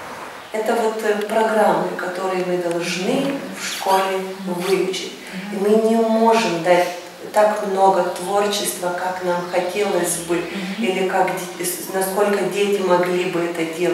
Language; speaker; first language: Russian; non-native, local second language; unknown